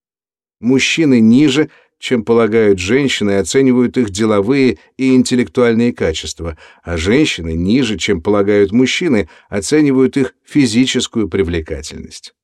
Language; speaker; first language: Russian; native; Russian